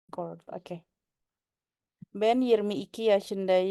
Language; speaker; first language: Turkish; non-native, learner; Indonesian